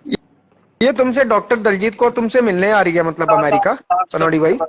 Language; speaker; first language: Hindi; native; Hindi